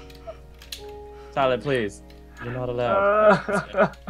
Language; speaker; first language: English; native; English